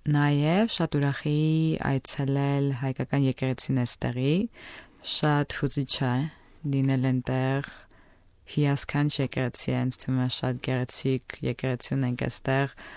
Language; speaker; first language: Armenian; native; Armenian